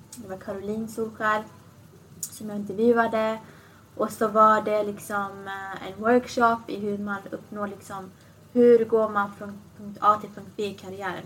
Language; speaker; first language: Swedish; early bilingual, other home language; Assyrian Neo-Aramaic